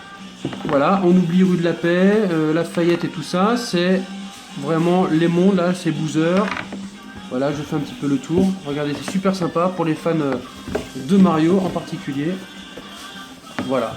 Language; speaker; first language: French; native; French